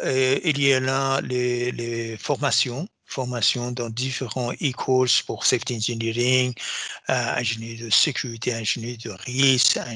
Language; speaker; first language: French; non-native, fluent; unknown